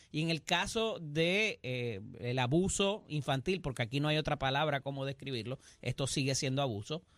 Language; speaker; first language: Spanish; native; Spanish